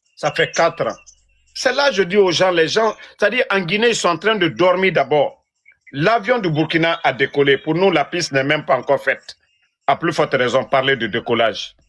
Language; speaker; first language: French; non-native, local second language; Mandingo